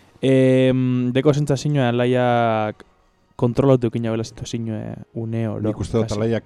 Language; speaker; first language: Basque; native; Basque